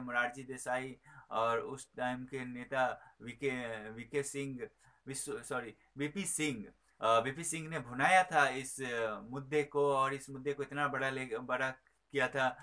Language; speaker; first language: Hindi; native; Hindi